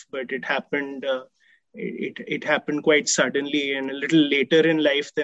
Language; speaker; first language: English; non-native, local second language; Hindi